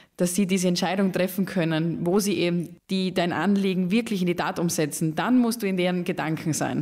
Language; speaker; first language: German; native; German